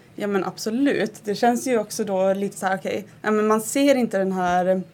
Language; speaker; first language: Swedish; native; Swedish